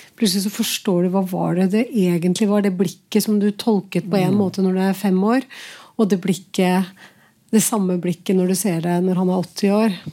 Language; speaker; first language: Norwegian; early bilingual, other home language; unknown